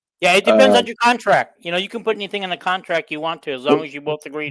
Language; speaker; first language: English; native; English